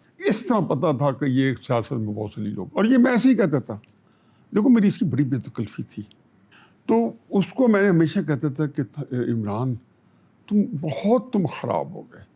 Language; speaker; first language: Urdu; non-native, local second language; Punjabi